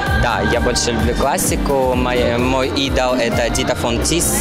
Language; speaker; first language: Russian; native; Russian